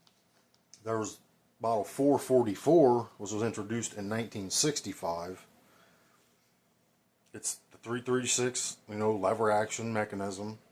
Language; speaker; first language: English; native; English